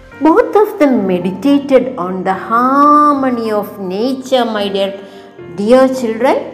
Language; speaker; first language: English; non-native, local second language; Malayalam